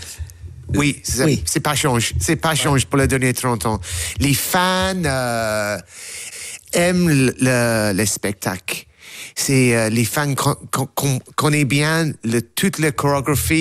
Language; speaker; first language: French; non-native, learner; English